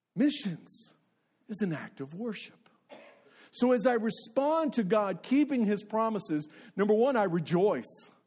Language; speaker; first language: English; native; English